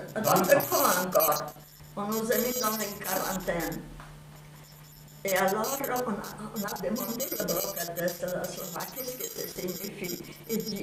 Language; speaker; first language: French; non-native, fluent; Hungarian